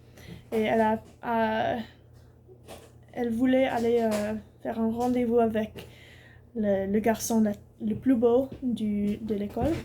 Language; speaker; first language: French; non-native, learner; English